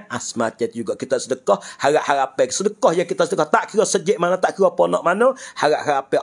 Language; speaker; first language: Malay; native; Malay